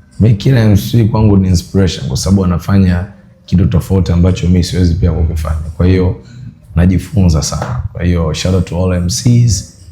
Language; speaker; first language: Swahili; native; Swahili